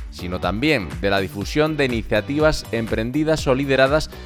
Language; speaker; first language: Spanish; native; Spanish